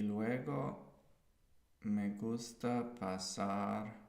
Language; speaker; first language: Spanish; non-native, learner; English